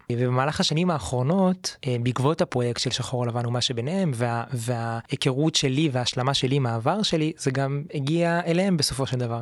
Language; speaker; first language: Hebrew; native; Hebrew